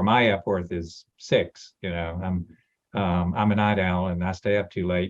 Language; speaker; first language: English; native; English